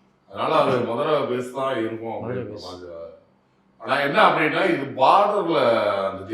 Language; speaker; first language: Tamil; native; Tamil